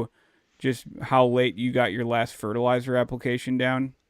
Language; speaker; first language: English; native; English